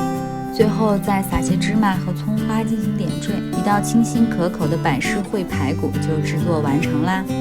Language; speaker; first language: Chinese; native; Chinese